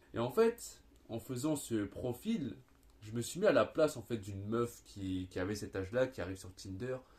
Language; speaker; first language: French; native; French